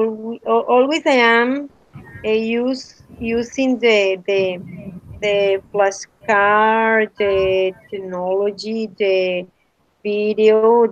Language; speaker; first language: English; non-native, learner; Spanish